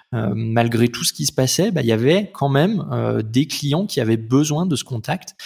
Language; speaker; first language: French; native; French